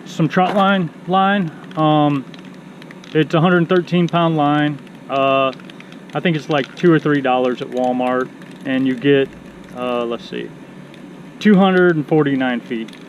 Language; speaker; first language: English; native; English